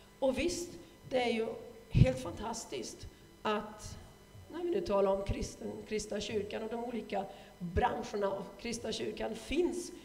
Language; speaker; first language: Swedish; non-native, fluent; German